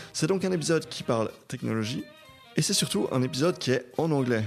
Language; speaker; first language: French; native; French